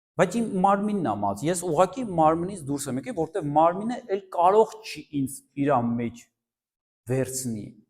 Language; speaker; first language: Armenian; early bilingual, heritage; Armenian